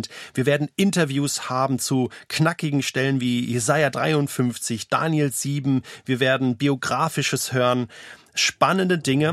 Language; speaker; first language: German; native; German